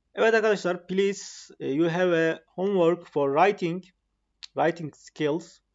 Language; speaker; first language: English; non-native, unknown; Turkish